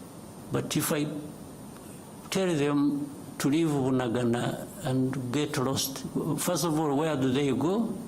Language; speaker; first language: English; non-native, local second language; Kinyarwanda